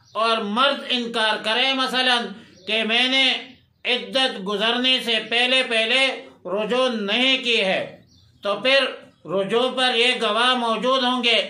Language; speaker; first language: Urdu; non-native, local second language; Pashto